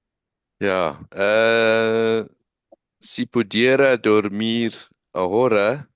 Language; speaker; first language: Spanish; non-native, learner; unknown